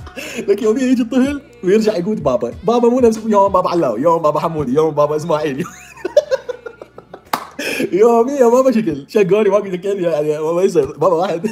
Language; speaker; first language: Arabic; native; Arabic